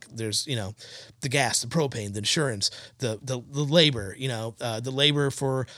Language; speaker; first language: English; native; English